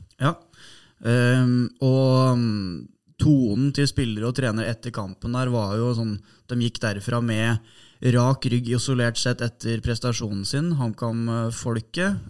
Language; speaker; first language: Norwegian; native; Norwegian